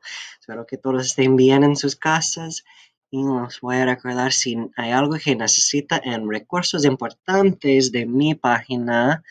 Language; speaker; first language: Spanish; non-native, fluent; English